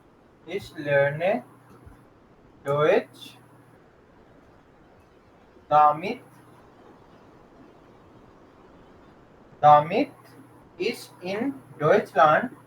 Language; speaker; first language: German; non-native, fluent; Hindi